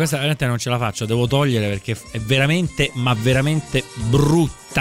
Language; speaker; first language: Italian; native; Italian